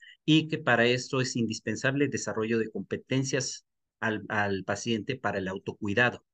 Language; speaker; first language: Spanish; native; Spanish